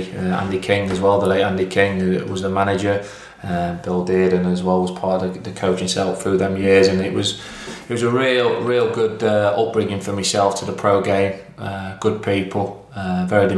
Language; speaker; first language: English; native; English